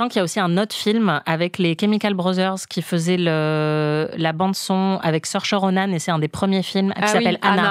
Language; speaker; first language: French; native; French